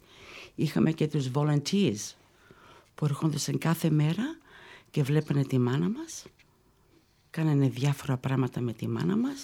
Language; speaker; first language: Greek; early bilingual, heritage; Greek